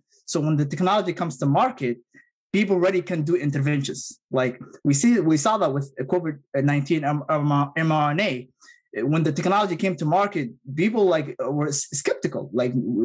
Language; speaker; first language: English; non-native, fluent; Somali